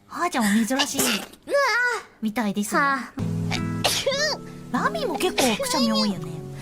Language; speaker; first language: Japanese; native; Japanese